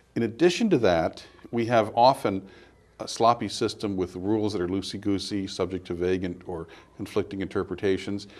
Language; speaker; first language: English; native; English